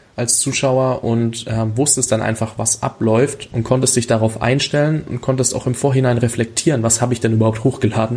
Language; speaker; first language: German; native; German